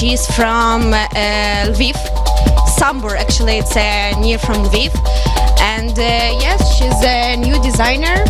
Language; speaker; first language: English; non-native, local second language; Ukrainian